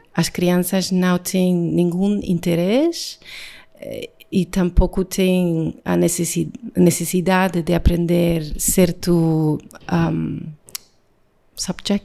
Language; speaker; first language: Portuguese; non-native, learner; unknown